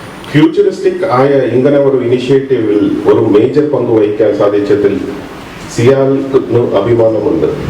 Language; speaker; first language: Malayalam; native; Malayalam